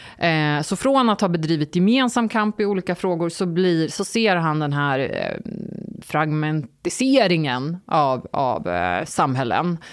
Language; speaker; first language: Swedish; early bilingual, other home language; Turkish